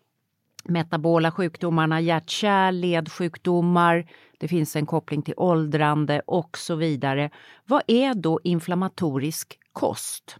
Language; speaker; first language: Swedish; native; Swedish